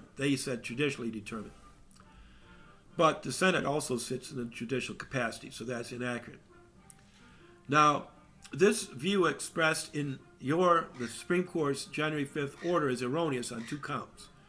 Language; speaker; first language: English; native; English